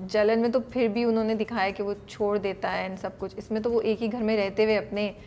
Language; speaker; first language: Urdu; native; Urdu